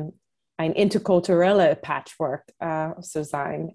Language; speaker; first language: German; non-native, fluent; English